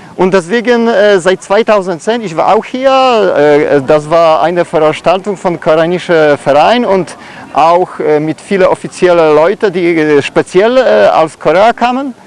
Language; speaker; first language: German; non-native, fluent; Polish